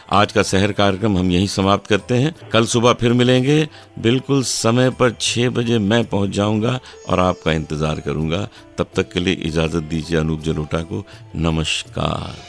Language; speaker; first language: Hindi; native; Hindi